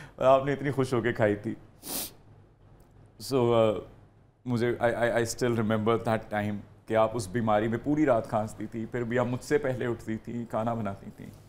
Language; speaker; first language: Urdu; non-native, local second language; Punjabi